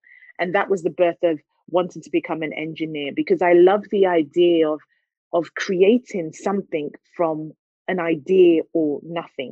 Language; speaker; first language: English; native; English